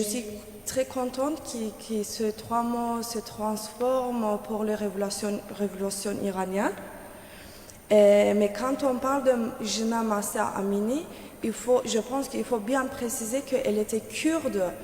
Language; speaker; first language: French; non-native, fluent; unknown